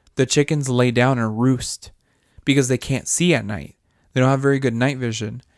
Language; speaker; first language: English; early bilingual, other home language; Spanish